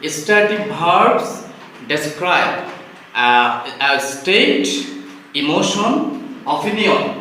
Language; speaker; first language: English; non-native, local second language; Bangla